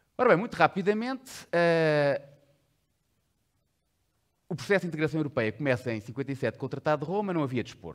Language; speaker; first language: Portuguese; native; Portuguese